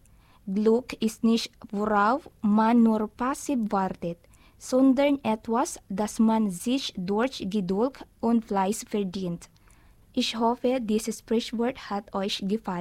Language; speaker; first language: German; non-native, learner; Filipino